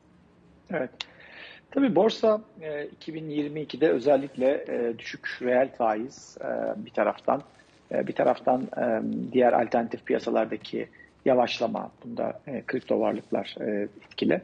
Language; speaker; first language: Turkish; native; Turkish